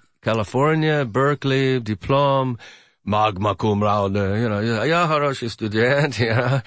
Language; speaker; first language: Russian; non-native, learner; English